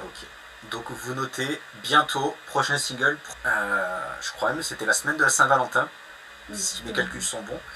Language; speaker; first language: French; native; French